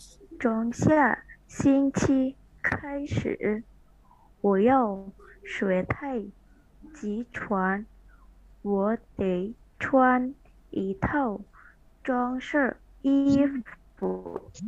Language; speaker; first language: Chinese; non-native, learner; Indonesian